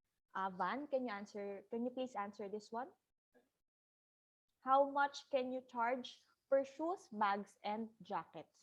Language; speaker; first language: English; non-native, local second language; Filipino